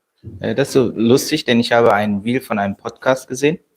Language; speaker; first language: German; native; German